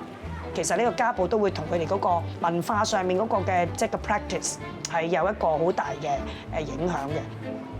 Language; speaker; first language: Cantonese; native; Cantonese